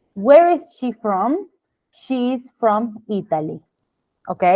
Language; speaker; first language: English; non-native, fluent; Spanish